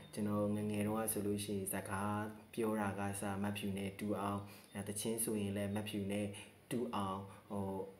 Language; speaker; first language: Burmese; native; Burmese